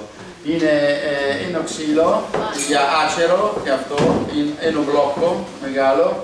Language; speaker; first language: Greek; non-native, learner; Italian